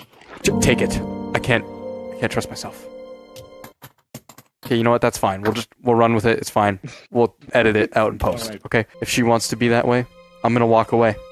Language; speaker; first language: English; native; English